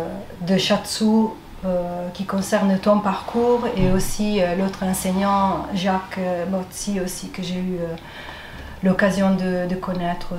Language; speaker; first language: French; non-native, fluent; Italian